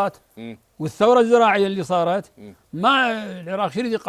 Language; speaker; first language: Arabic; native; Arabic